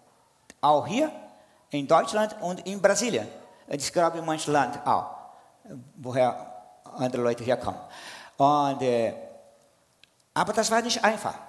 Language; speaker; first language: German; non-native, fluent; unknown